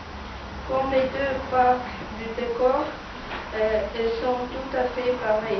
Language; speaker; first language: French; non-native, learner; Russian